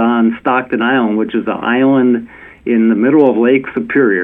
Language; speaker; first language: English; native; English